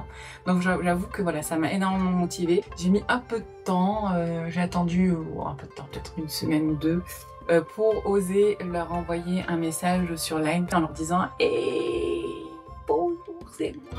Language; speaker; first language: French; native; French